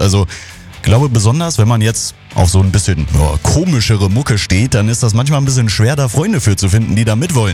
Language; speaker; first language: German; native; German